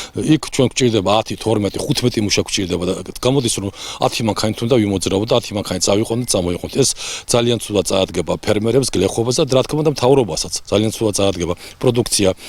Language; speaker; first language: Georgian; native; Georgian